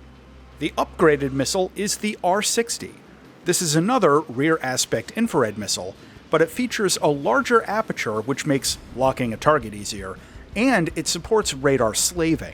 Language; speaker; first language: English; native; English